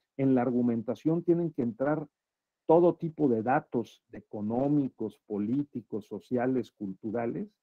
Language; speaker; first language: Spanish; native; Spanish